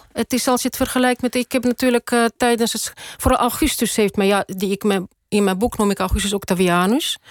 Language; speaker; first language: Dutch; non-native, fluent; Russian